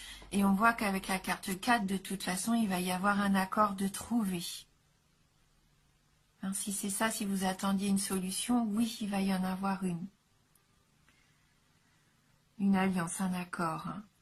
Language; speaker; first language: French; native; French